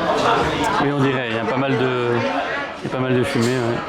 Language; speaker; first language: French; native; French